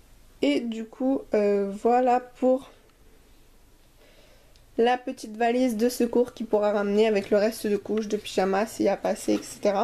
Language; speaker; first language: French; native; French